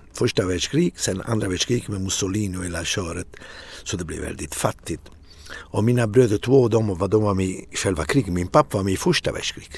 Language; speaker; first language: Swedish; non-native, fluent; Italian